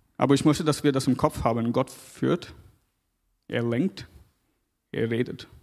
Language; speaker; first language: German; non-native, fluent; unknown